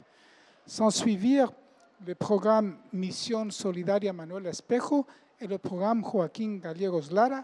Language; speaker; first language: French; non-native, fluent; Spanish